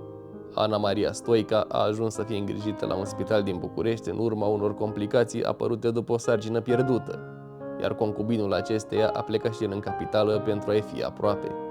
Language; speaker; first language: Romanian; native; Romanian